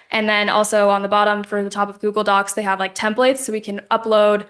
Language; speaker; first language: English; native; English